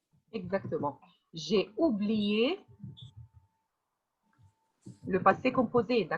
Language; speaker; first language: French; non-native, fluent; Arabic